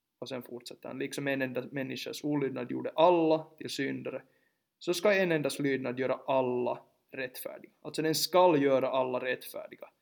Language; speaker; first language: Swedish; native; Swedish